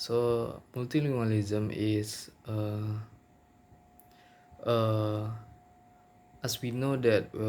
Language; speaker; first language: English; non-native, local second language; Minangkabau